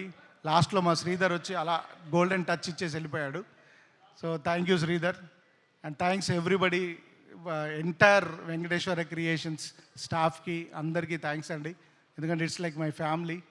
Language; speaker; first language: Telugu; native; Telugu